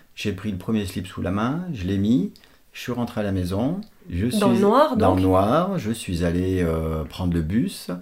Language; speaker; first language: French; non-native, fluent; Portuguese